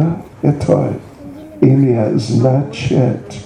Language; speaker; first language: Russian; non-native, learner; English